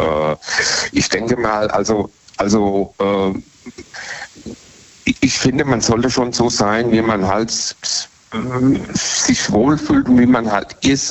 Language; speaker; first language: German; native; German